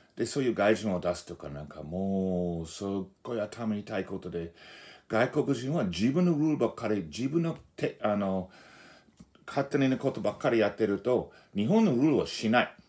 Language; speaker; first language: Japanese; non-native, fluent; English